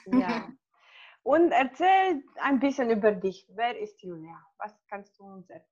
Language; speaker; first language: German; non-native, fluent; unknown